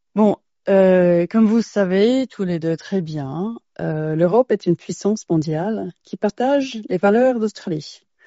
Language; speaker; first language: French; non-native, fluent; English